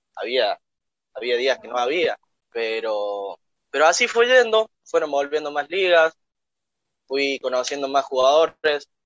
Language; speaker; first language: Spanish; native; Spanish